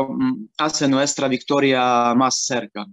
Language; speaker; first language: Spanish; non-native, learner; Ukrainian